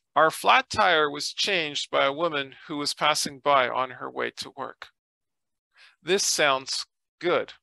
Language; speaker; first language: English; native; English